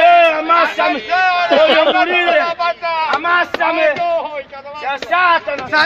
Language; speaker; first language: Italian; non-native, learner; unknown